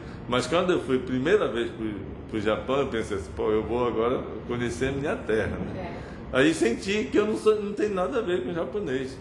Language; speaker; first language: Portuguese; early bilingual, other home language; Japanese